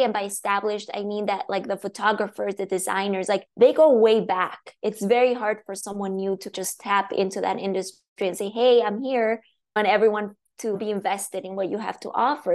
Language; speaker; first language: English; non-native, fluent; Spanish